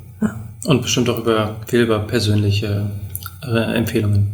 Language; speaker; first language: German; native; German